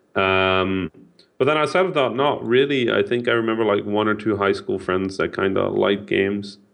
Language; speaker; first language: English; non-native, fluent; Dutch